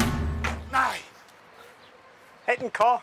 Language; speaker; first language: German; native; German